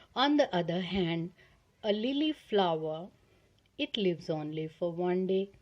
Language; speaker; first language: English; non-native, local second language; Punjabi